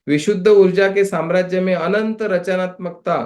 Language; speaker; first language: Hindi; non-native, local second language; Marathi